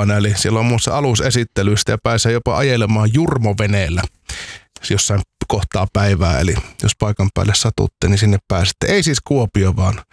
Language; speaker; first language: Finnish; native; Finnish